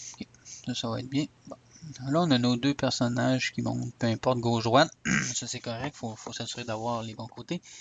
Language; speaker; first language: French; native; French